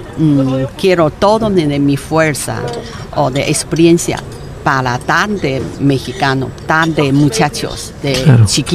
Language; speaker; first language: Spanish; non-native, learner; Chinese